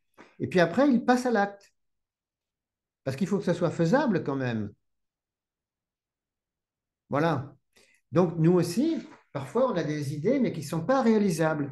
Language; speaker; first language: French; native; French